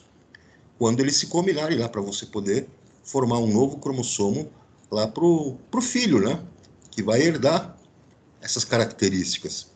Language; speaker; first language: Portuguese; native; Portuguese